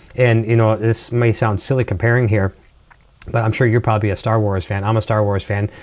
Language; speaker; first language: English; native; English